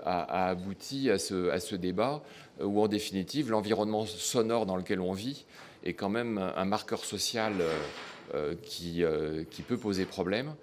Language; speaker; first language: French; native; French